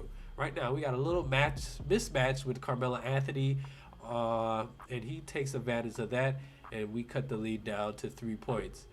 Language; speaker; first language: English; native; English